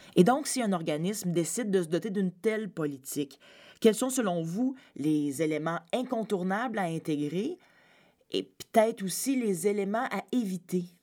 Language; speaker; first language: French; native; French